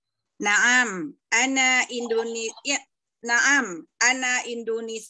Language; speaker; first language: Arabic; non-native, learner; Indonesian